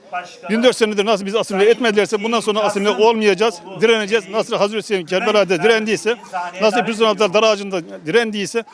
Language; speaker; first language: Turkish; native; Turkish